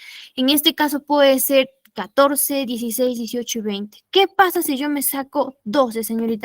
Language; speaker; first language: Spanish; native; Spanish